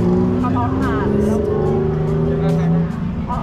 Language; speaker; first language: English; non-native, learner; Thai